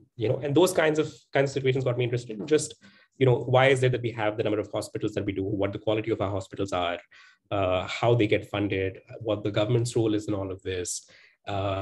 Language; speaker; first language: English; non-native, local second language; Hindi